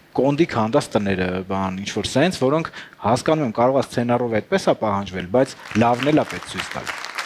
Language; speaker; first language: Armenian; native; Armenian